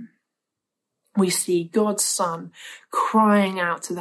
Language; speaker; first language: English; native; English